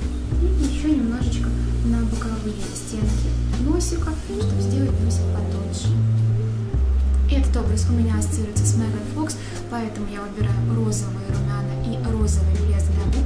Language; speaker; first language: Russian; native; Russian